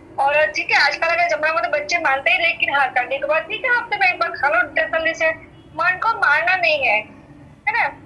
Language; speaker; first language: Hindi; native; Hindi